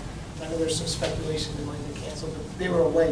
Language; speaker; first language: English; native; English